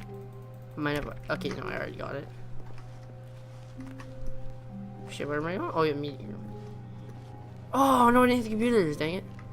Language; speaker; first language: English; native; English